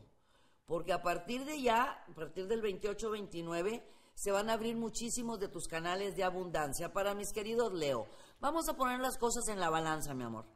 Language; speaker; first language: Spanish; native; Spanish